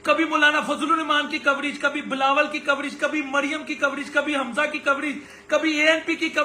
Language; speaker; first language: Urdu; non-native, local second language; Punjabi